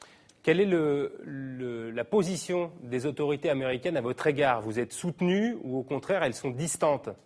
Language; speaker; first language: French; native; French